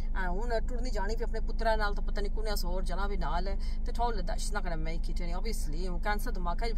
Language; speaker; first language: English; early bilingual, other home language; Punjabi